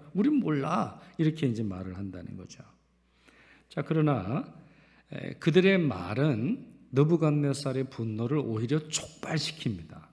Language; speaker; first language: Korean; native; Korean